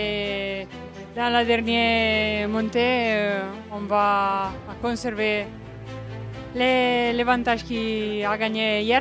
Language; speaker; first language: French; non-native, learner; Italian